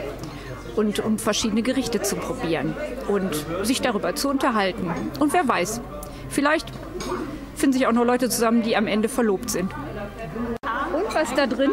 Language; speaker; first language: German; native; German